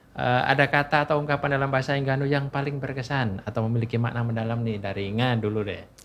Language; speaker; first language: Indonesian; native; Indonesian